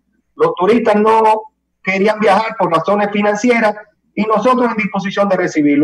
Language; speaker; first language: Spanish; native; Spanish